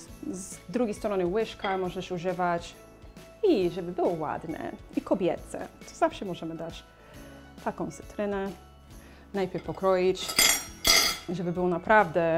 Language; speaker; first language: Polish; non-native, learner; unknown